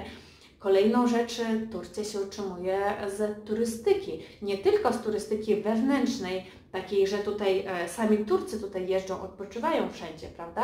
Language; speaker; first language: Polish; early bilingual, heritage; Polish